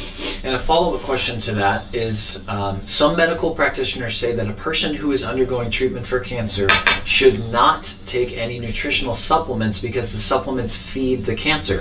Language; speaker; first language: English; native; English